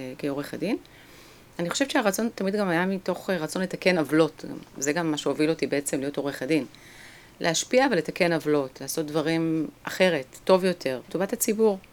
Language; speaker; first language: Hebrew; native; Hebrew